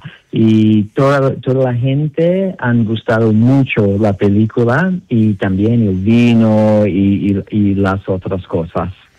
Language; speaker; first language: Spanish; non-native, fluent; English